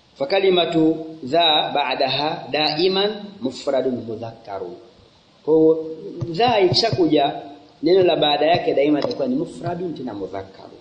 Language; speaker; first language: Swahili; native; Swahili